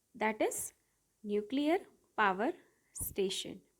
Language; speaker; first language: English; non-native, local second language; Gujarati